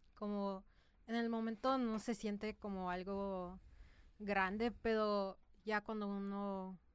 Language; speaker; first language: Spanish; early bilingual, other home language; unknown